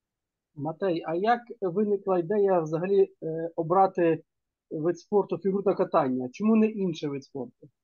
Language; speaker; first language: Ukrainian; native; Ukrainian